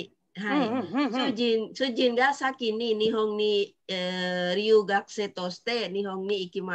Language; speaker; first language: Japanese; non-native, fluent; Indonesian